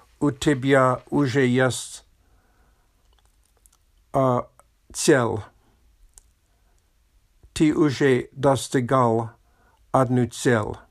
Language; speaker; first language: Russian; non-native, learner; English